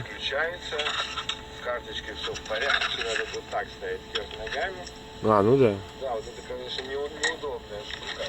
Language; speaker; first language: Russian; native; Russian